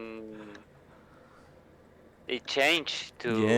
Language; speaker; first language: English; non-native, learner; Spanish